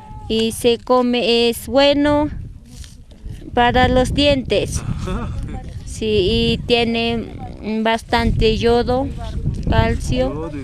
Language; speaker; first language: Spanish; non-native, local second language; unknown